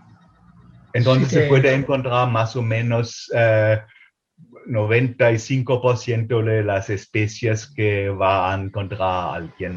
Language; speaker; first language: Spanish; non-native, fluent; German